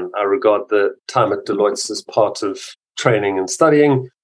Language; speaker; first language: English; native; English